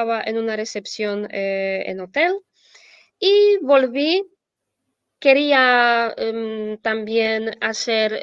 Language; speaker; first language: Spanish; non-native, fluent; Polish